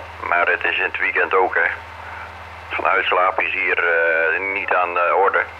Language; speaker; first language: Dutch; native; Dutch